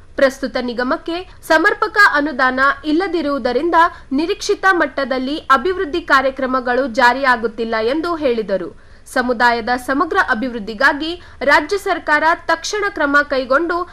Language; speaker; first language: Kannada; native; Kannada